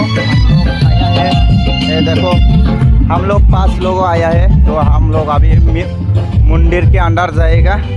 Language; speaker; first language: Hindi; non-native, local second language; Kok Borok